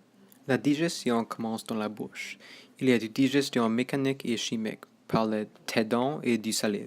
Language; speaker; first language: French; non-native, local second language; English